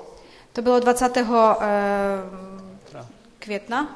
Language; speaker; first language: Czech; non-native, fluent; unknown